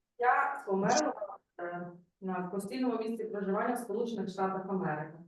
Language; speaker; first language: Ukrainian; native; Ukrainian